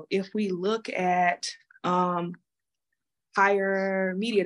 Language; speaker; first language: English; native; English